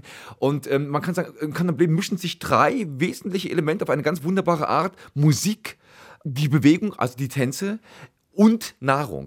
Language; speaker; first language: German; native; German